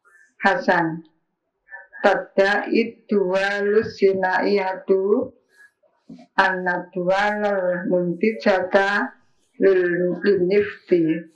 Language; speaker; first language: Arabic; non-native, learner; Indonesian